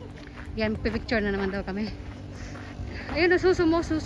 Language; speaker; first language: Japanese; non-native, learner; Filipino